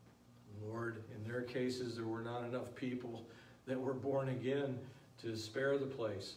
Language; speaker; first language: English; native; English